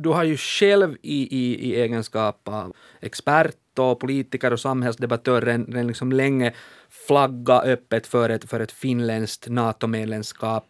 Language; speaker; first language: Swedish; native; Swedish